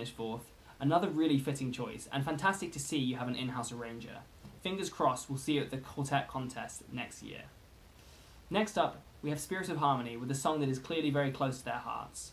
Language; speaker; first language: English; native; English